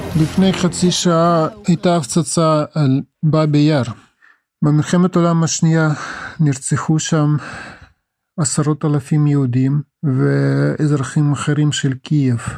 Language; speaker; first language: Hebrew; non-native, fluent; Russian